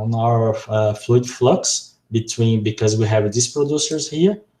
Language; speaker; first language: English; non-native, fluent; Portuguese